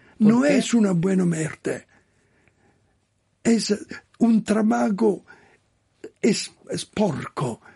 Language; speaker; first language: Spanish; non-native, learner; Italian